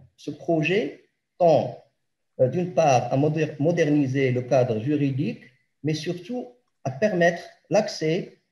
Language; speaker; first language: French; non-native, local second language; Arabic